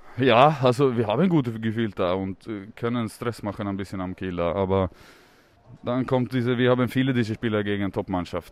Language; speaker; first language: German; non-native, learner; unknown